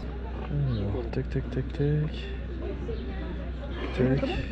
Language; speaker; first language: French; native; French